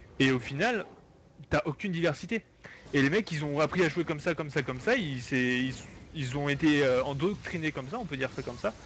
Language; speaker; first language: French; native; French